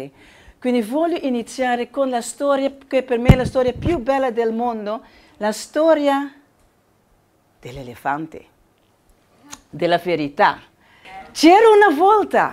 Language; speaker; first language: Italian; non-native, learner; Spanish